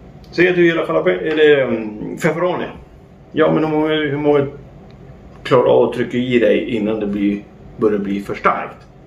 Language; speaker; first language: Swedish; native; Swedish